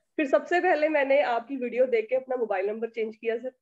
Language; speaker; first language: Hindi; native; Hindi